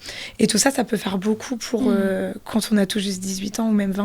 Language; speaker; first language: French; native; French